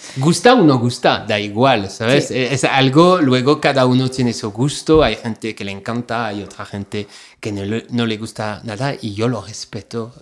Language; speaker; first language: Spanish; non-native, fluent; French